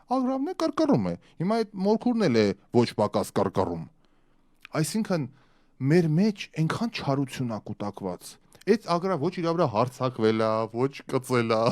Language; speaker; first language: Armenian; early bilingual, other home language; Russian